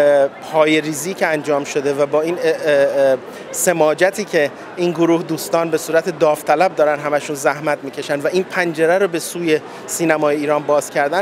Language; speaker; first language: Persian; native; Persian